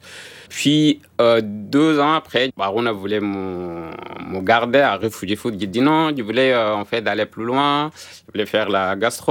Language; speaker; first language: French; non-native, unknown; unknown